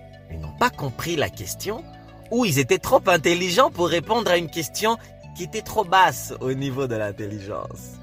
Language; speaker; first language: French; non-native, fluent; Lingala